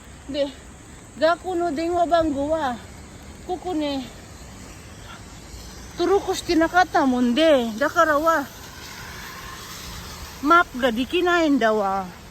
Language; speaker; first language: Japanese; non-native, fluent; Filipino